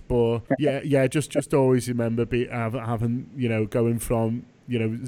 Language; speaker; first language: English; native; English